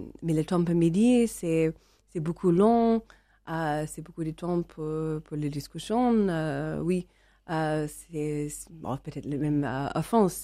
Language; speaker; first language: French; non-native, learner; English